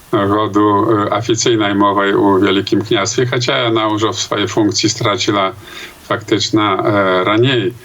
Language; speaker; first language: Polish; non-native, local second language; Belarusian